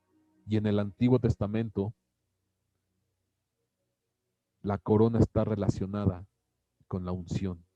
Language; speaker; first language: Spanish; native; Spanish